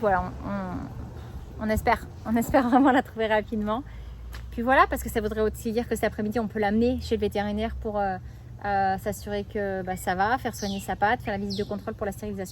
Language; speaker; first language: French; native; French